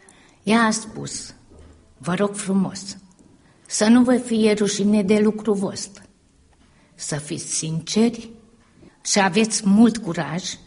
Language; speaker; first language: Romanian; early bilingual, heritage; Romanian